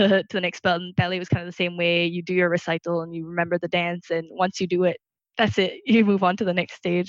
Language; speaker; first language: English; native; English